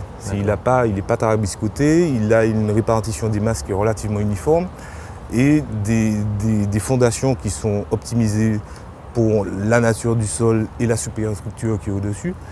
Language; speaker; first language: French; native; French